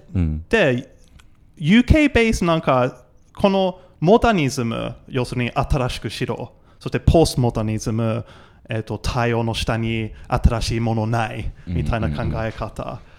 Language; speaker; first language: Japanese; non-native, fluent; English